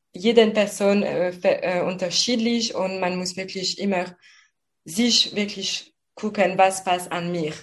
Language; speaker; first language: German; non-native, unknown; French